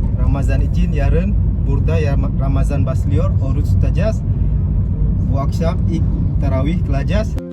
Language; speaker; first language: Turkish; non-native, fluent; Indonesian